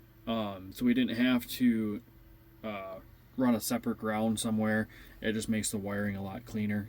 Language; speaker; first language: English; native; English